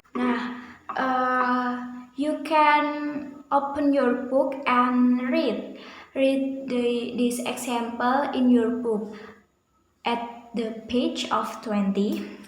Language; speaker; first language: English; non-native, learner; Indonesian